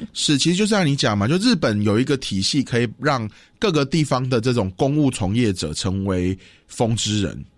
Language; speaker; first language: Chinese; non-native, local second language; Hakka Chinese